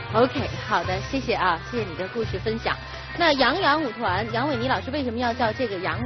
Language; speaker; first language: Chinese; native; Chinese